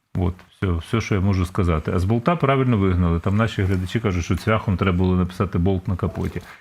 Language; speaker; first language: Ukrainian; native; Ukrainian